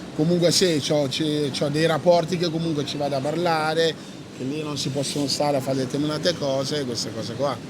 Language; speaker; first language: Italian; non-native, fluent; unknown